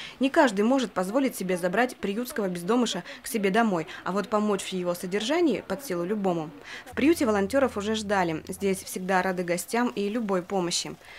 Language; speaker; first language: Russian; native; Russian